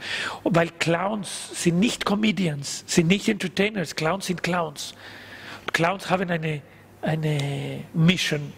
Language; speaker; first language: German; non-native, learner; Spanish